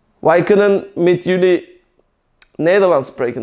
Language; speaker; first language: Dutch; non-native, fluent; Turkish